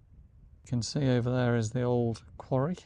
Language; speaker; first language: English; native; English